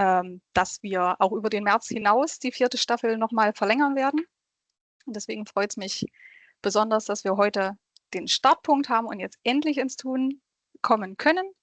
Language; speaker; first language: German; native; German